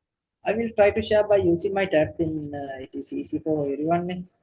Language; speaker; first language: English; non-native, local second language; Sinhala